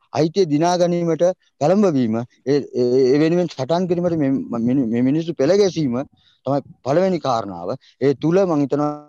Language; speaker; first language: Sinhala; non-native, local second language; Tamil